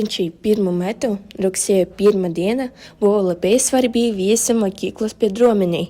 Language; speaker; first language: Lithuanian; early bilingual, heritage; Lithuanian